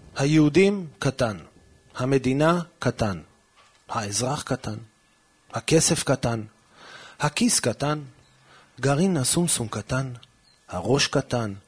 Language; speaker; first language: Hebrew; early bilingual, heritage; Hebrew